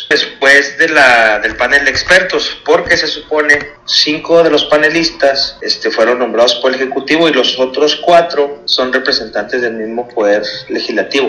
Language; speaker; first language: Spanish; native; Spanish